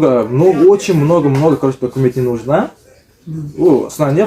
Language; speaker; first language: Russian; non-native, learner; Uzbek